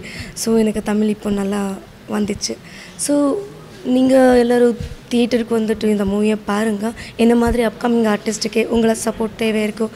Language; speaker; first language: Tamil; non-native, local second language; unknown